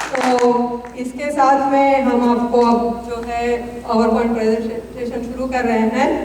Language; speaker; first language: Hindi; native; Hindi